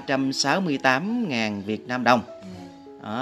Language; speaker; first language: Vietnamese; native; Vietnamese